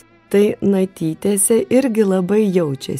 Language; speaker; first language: Lithuanian; native; Lithuanian